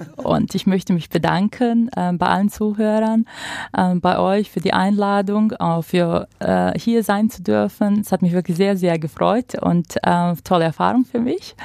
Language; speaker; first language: German; non-native, fluent; Croatian